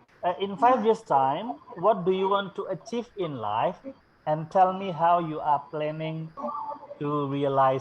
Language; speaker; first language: English; non-native, fluent; Indonesian